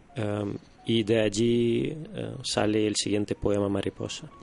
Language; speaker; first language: Spanish; non-native, fluent; Russian